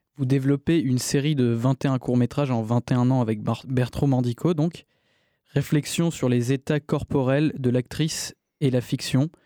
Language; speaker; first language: French; non-native, fluent; Romanian